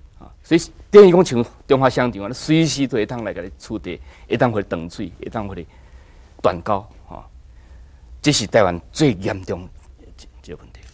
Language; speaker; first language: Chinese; non-native, local second language; Min Nan Chinese